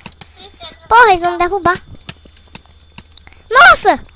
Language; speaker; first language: Portuguese; native; Portuguese